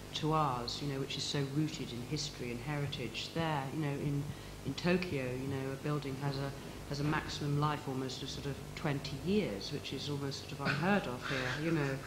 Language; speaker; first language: English; native; English